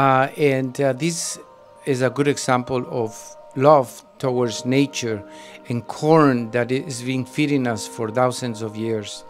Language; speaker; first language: English; non-native, fluent; Spanish